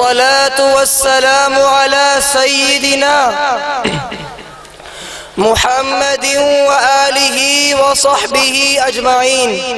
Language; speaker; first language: Arabic; non-native, learner; Urdu